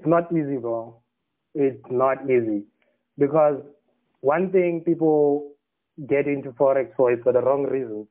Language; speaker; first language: English; non-native, local second language; Tswana